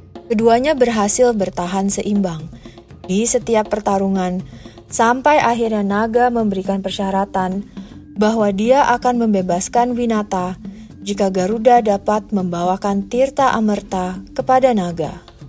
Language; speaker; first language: Indonesian; native; Indonesian